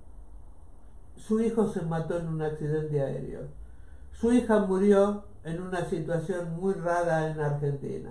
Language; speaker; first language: Spanish; native; Spanish